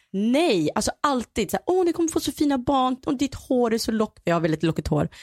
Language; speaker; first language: Swedish; early bilingual, other home language; Somali